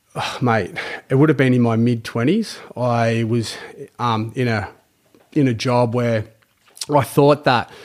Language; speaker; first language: English; native; English